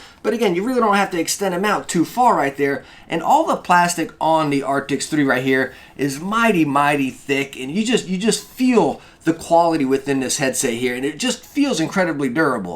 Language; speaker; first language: English; native; English